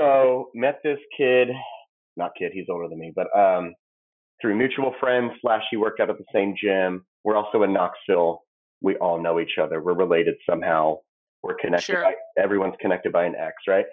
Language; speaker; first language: English; native; English